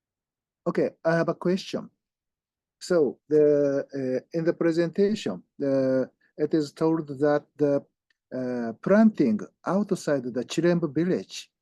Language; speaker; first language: English; non-native, fluent; Japanese